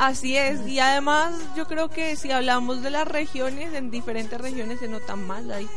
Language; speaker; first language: Spanish; native; Spanish